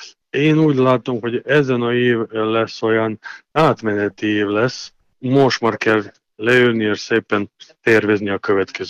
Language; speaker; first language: Hungarian; non-native, learner; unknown